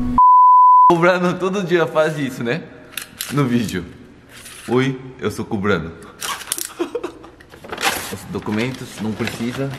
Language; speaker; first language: Portuguese; non-native, learner; Korean